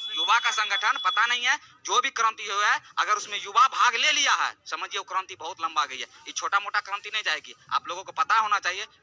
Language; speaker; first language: Hindi; native; Hindi